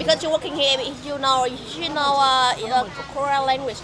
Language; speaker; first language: English; non-native, learner; Vietnamese